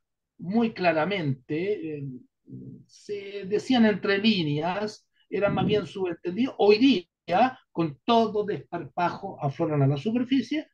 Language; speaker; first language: Spanish; native; Spanish